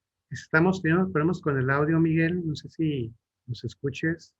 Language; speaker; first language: Spanish; native; Spanish